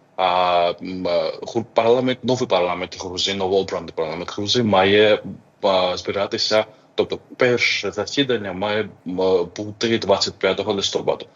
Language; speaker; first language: Ukrainian; non-native, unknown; Georgian